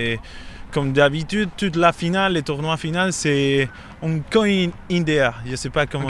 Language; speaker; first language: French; non-native, learner; English